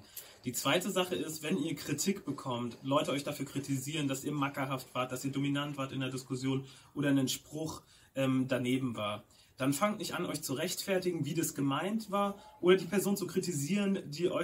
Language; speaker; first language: German; native; German